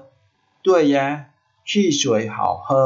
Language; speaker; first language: Chinese; non-native, fluent; Khmer